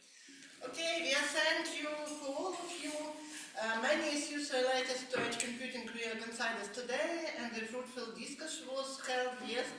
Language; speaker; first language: English; non-native, learner; Ukrainian